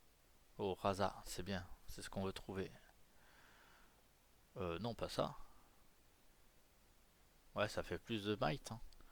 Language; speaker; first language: French; native; French